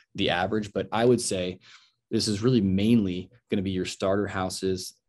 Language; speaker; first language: English; native; English